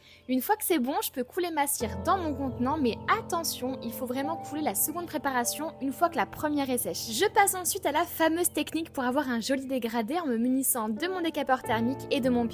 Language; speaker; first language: French; native; French